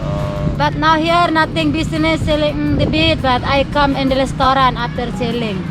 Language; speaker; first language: English; non-native, learner; Sasak